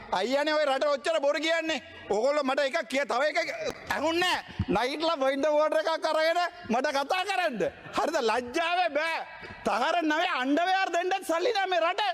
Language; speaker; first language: Sinhala; non-native, local second language; Tamil